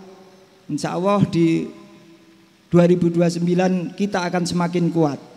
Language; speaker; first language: Indonesian; native; Indonesian